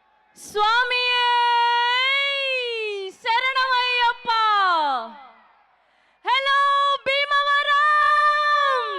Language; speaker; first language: Telugu; native; Telugu